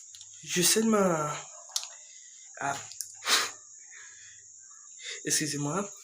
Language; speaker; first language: French; non-native, learner; English